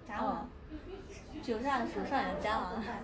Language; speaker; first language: Chinese; non-native, fluent; Lao